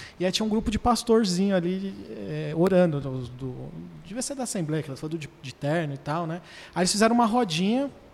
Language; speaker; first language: Portuguese; native; Portuguese